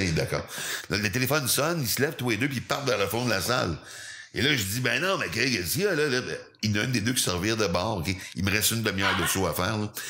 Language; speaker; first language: French; native; French